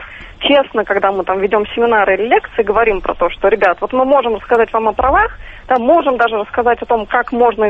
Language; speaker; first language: Russian; native; Russian